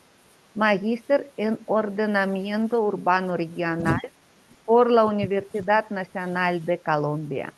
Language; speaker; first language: Spanish; non-native, learner; Russian